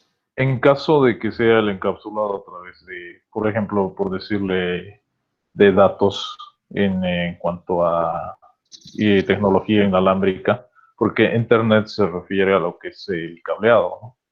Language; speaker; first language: Spanish; native; Spanish